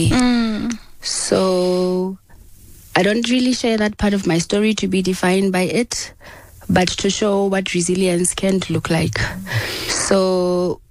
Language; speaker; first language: English; non-native, local second language; Southern Sotho